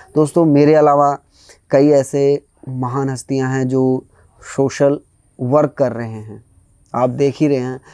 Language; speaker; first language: Hindi; non-native, local second language; Bhojpuri